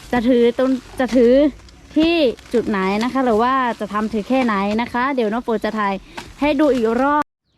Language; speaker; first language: Thai; non-native, local second language; Lahu